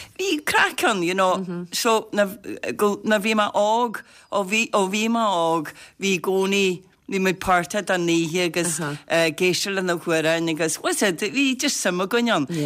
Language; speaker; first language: Irish; native; Irish